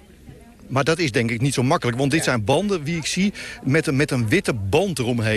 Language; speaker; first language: Dutch; native; Dutch